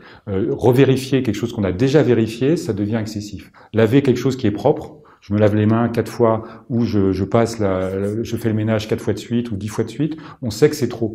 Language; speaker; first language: French; native; French